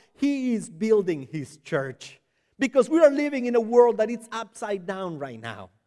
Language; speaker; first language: English; non-native, fluent; Spanish